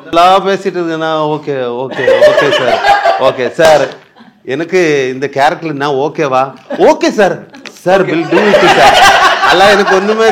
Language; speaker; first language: Tamil; non-native, learner; Malayalam